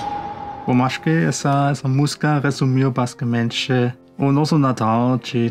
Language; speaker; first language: Portuguese; non-native, fluent; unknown